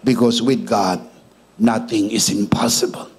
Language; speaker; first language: English; non-native, local second language; Filipino